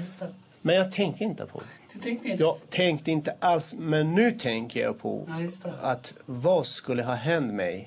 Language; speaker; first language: Swedish; non-native, fluent; Kurdish